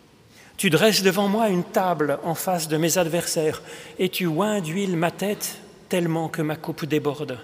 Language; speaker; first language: French; native; French